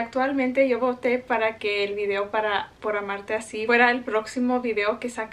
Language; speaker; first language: Spanish; early bilingual, heritage; Spanish